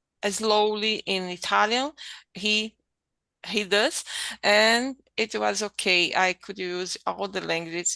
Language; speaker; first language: English; non-native, learner; Portuguese